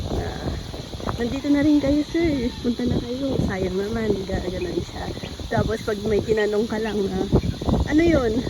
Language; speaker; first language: Filipino; native; Filipino